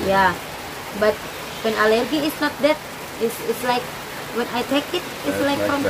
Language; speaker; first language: English; non-native, learner; Indonesian